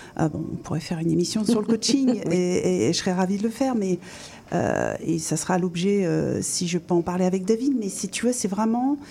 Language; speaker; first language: French; native; French